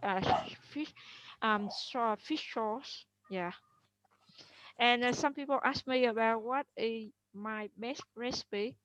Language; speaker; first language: English; non-native, learner; Vietnamese